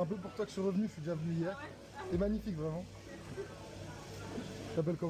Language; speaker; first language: French; native; French